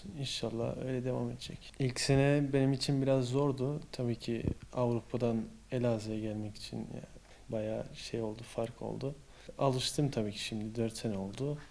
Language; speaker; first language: Turkish; early bilingual, heritage; Turkish